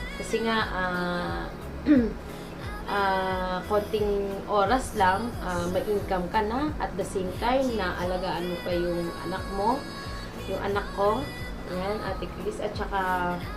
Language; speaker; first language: Filipino; non-native, local second language; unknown